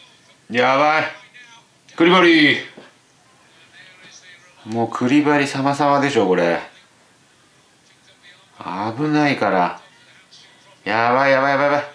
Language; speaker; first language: Japanese; native; Japanese